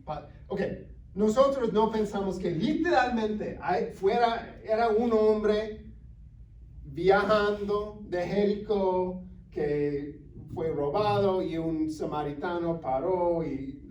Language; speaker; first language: Spanish; non-native, fluent; English